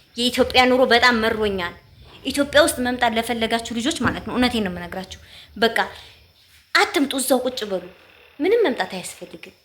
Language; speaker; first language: Amharic; native; Amharic